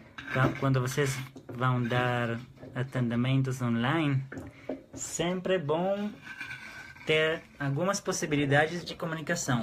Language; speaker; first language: Portuguese; non-native, fluent; Hebrew